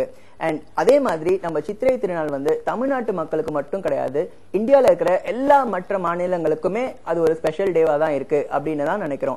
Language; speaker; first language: Tamil; native; Tamil